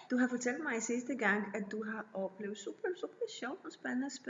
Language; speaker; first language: Danish; non-native, learner; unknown